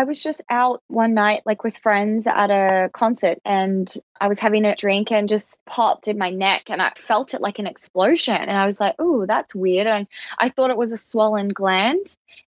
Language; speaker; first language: English; native; English